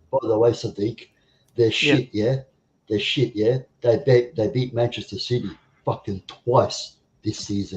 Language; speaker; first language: English; native; English